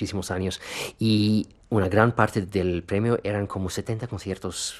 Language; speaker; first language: Spanish; non-native, fluent; Russian